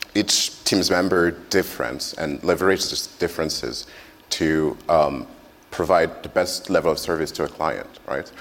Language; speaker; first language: English; non-native, fluent; French